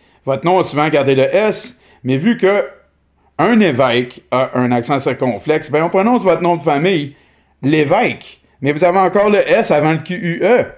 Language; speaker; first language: French; native; French